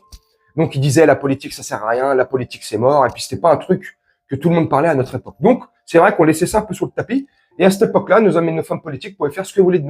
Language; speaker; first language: French; native; French